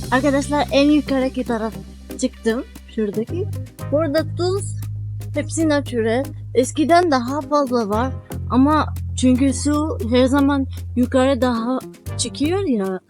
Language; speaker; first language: Turkish; non-native, learner; Arabic